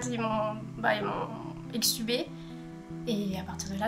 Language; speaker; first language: French; native; French